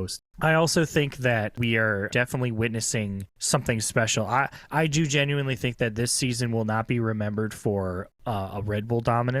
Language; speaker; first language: English; native; English